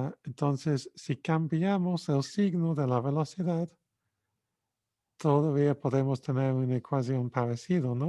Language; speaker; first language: Spanish; non-native, fluent; English